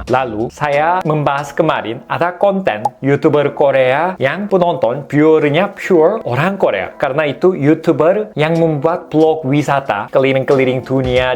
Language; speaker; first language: Indonesian; non-native, fluent; Korean